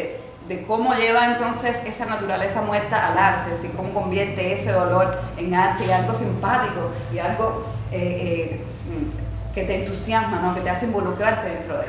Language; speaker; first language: Spanish; native; Spanish